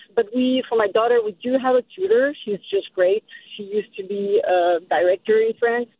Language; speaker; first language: English; non-native, fluent; French